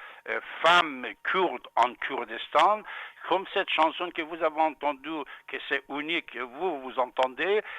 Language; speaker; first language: French; non-native, fluent; Persian